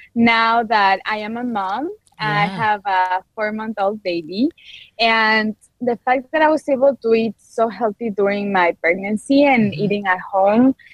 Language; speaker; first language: English; non-native, fluent; Spanish